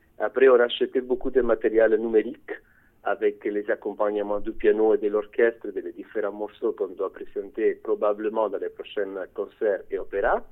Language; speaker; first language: French; non-native, fluent; Italian